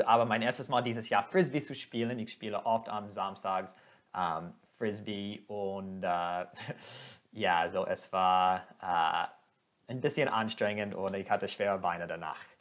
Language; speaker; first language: German; non-native, fluent; English